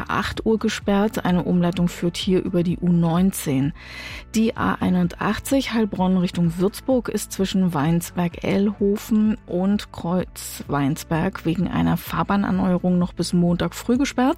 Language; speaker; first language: German; native; German